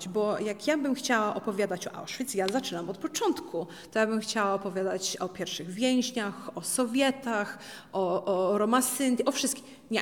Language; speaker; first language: Polish; early bilingual, heritage; Polish